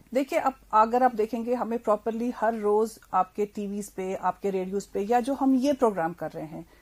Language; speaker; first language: Hindi; non-native, local second language; Kashmiri